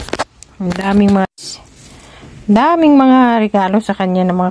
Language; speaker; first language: Filipino; native; Filipino